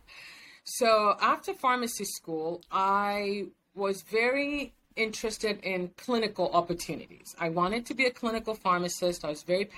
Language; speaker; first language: English; non-native, local second language; Swahili